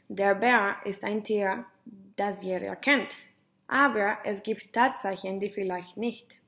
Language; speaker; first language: German; non-native, learner; Spanish